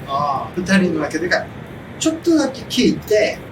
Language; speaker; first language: Japanese; non-native, learner; Korean